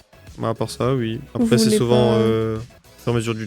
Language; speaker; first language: French; native; French